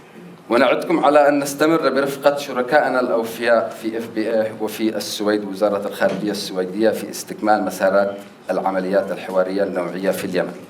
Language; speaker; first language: Arabic; native; Arabic